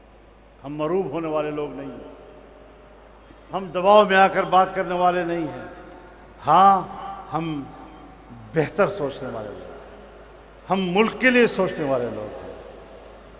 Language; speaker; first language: Urdu; non-native, local second language; Pashto